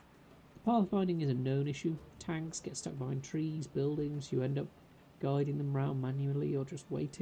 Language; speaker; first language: English; native; English